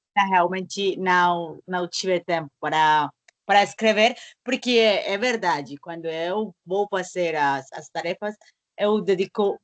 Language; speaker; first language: Portuguese; non-native, learner; Spanish